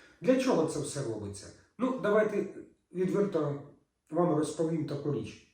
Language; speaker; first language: Ukrainian; native; Ukrainian